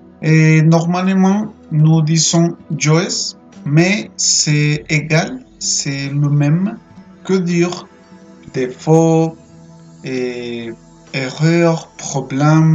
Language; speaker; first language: French; non-native, fluent; Spanish